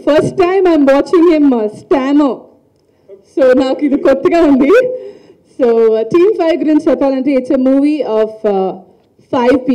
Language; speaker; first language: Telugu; non-native, learner; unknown